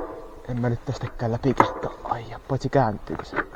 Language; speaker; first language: Finnish; native; Finnish